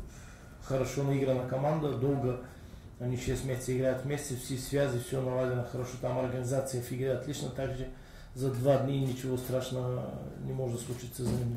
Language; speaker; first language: Russian; non-native, learner; Bulgarian